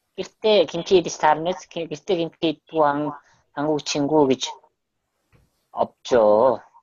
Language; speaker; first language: Korean; non-native, fluent; Mongolian